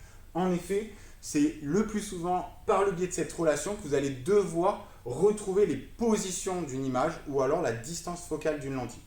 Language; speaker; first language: French; native; French